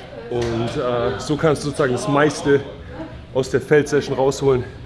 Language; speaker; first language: German; native; German